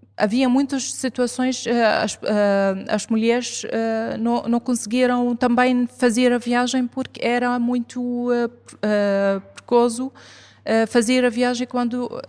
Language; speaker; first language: Portuguese; non-native, fluent; Arabic